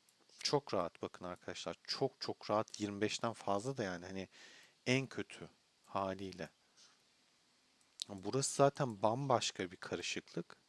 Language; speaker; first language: Turkish; native; Turkish